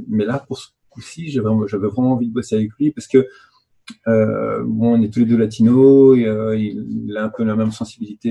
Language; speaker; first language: French; native; French